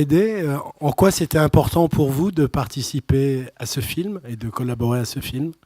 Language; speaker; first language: French; native; French